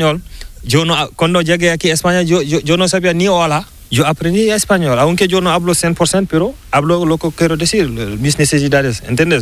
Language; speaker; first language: Spanish; non-native, learner; Fula